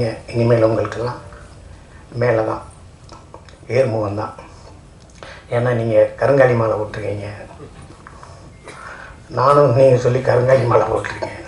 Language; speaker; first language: Tamil; native; Tamil